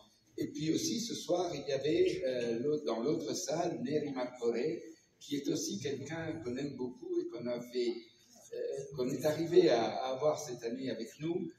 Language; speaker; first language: French; native; French